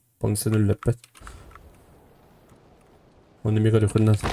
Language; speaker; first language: Russian; non-native, local second language; Yakut